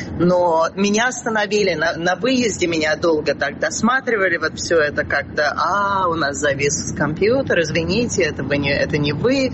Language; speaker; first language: Russian; early bilingual, heritage; Russian